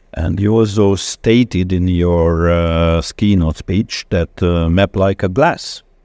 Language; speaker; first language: English; non-native, fluent; Hungarian